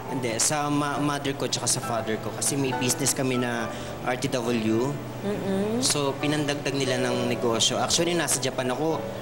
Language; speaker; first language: Filipino; native; Filipino